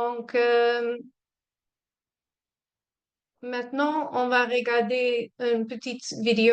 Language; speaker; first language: French; non-native, fluent; English